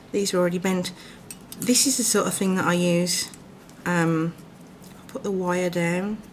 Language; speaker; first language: English; native; English